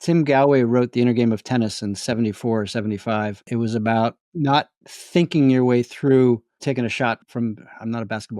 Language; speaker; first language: English; native; English